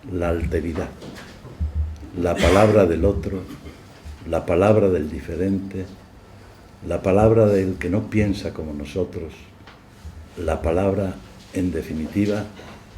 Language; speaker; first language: Spanish; native; Spanish